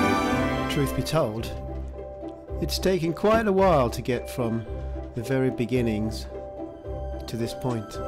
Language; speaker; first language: English; native; English